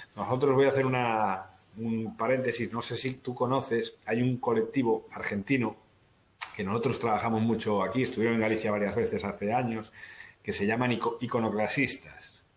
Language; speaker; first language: Spanish; native; Spanish